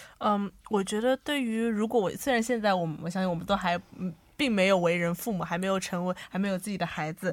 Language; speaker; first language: Chinese; native; Chinese